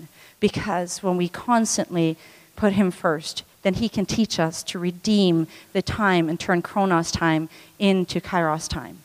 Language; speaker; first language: English; non-native, local second language; Swedish